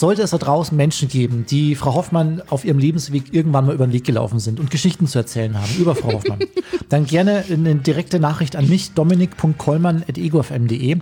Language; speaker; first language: German; native; German